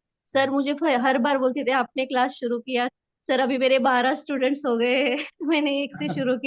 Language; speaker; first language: Hindi; native; Hindi